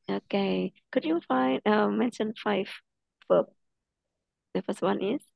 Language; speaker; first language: English; non-native, fluent; Indonesian